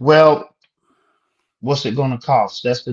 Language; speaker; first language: English; native; English